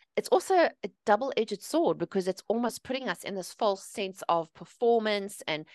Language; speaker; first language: English; native; English